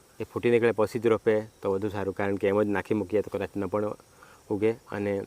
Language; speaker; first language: Gujarati; non-native, local second language; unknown